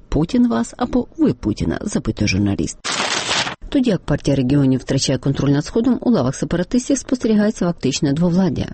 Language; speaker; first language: Ukrainian; native; Ukrainian